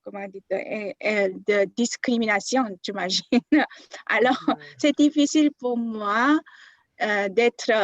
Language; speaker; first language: French; non-native, fluent; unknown